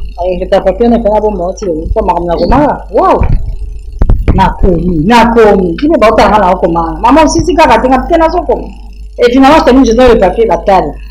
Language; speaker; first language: French; non-native, local second language; Lingala